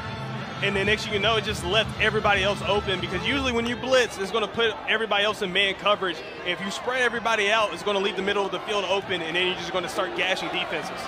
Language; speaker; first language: English; native; English